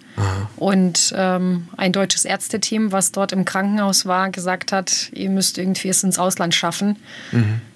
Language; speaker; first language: German; early bilingual, other home language; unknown